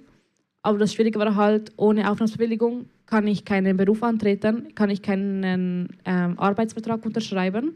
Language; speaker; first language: German; early bilingual, other home language; Spanish